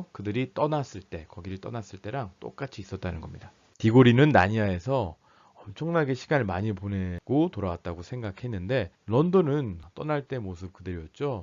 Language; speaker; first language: Korean; native; Korean